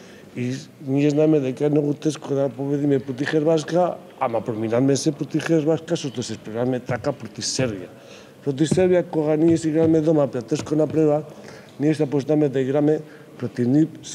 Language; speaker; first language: Macedonian; non-native, learner; Spanish